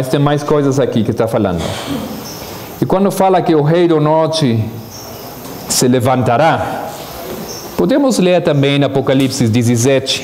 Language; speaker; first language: Portuguese; non-native, fluent; Spanish